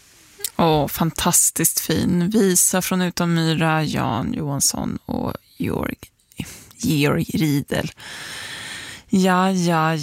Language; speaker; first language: Swedish; native; Swedish